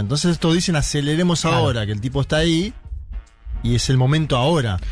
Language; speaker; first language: Spanish; native; Spanish